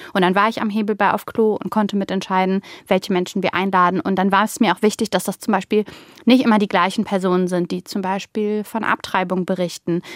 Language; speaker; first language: German; early bilingual, other home language; Bulgarian